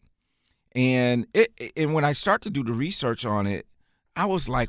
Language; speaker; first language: English; native; English